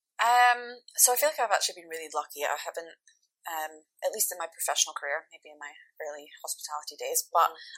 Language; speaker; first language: English; native; English